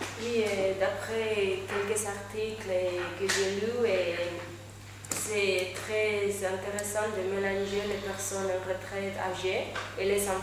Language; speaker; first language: French; non-native, fluent; Spanish